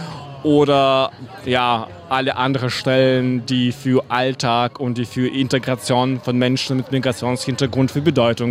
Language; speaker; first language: German; non-native, fluent; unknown